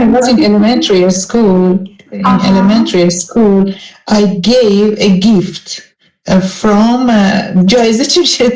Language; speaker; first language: English; non-native, learner; Persian